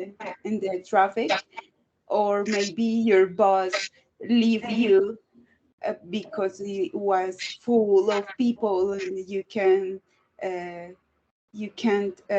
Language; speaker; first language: English; non-native, learner; Spanish